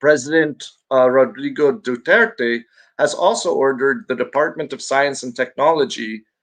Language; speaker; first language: English; non-native, local second language; Filipino